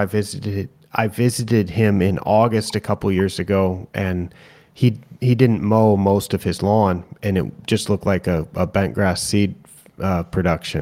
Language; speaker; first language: English; native; English